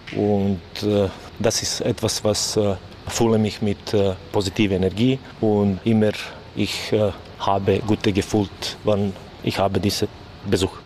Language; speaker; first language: German; non-native, learner; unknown